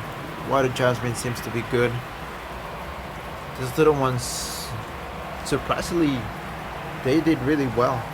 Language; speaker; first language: English; non-native, fluent; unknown